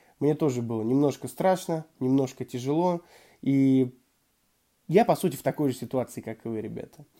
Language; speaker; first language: Russian; native; Russian